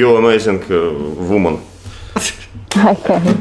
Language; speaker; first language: English; non-native, learner; Russian